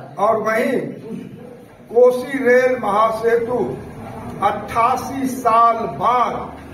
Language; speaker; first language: Hindi; native; Hindi